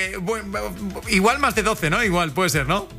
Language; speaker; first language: Spanish; native; Spanish